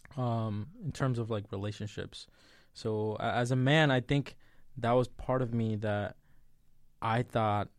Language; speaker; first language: English; early bilingual, other home language; Spanish